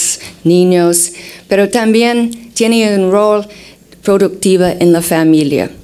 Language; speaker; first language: Spanish; non-native, fluent; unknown